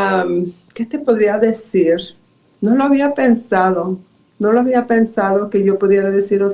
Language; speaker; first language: Spanish; native; Spanish